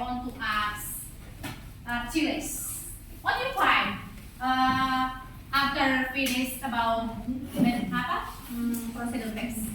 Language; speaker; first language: English; non-native, learner; Indonesian